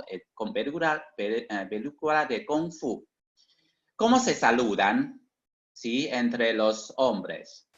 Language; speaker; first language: Spanish; non-native, fluent; Chinese